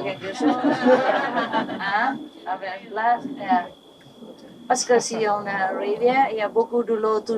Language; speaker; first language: French; non-native, learner; Vietnamese